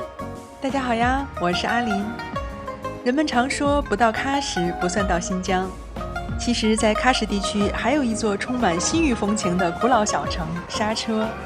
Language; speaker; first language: Chinese; native; Chinese